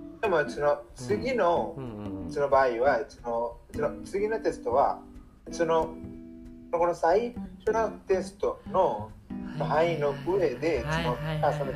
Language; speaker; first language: Japanese; non-native, learner; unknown